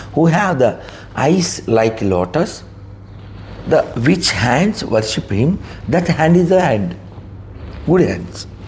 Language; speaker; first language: English; non-native, local second language; Telugu